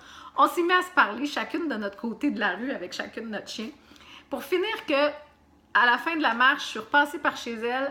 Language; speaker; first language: French; native; French